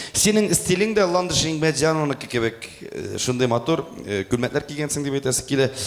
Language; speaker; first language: Tatar; native; Tatar